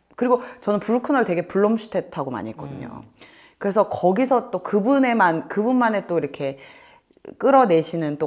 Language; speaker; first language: Korean; native; Korean